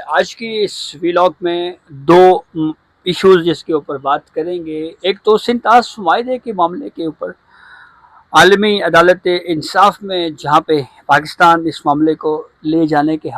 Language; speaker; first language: Urdu; non-native, local second language; Punjabi